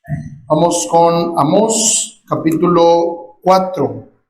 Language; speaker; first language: Spanish; native; Spanish